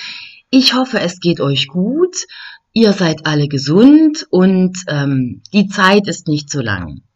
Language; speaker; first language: German; non-native, fluent; French